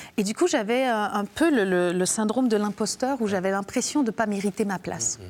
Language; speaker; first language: French; native; French